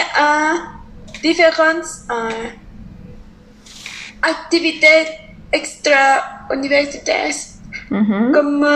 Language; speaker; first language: French; non-native, learner; Spanish